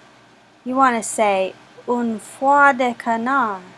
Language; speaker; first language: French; non-native, fluent; English